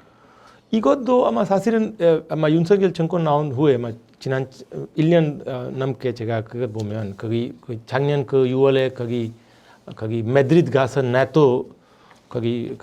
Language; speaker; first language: Korean; non-native, fluent; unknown